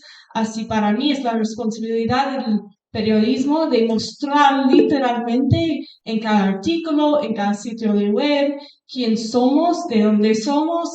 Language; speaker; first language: Spanish; non-native, fluent; English